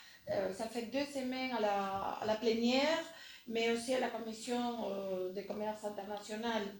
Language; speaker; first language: French; non-native, fluent; Spanish